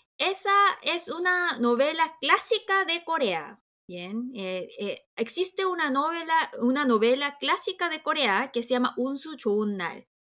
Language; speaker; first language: Spanish; early bilingual, other home language; Korean